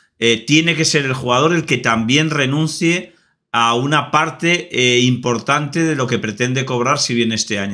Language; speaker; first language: Spanish; native; Spanish